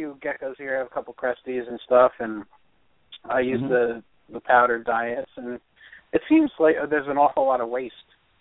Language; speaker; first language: English; native; English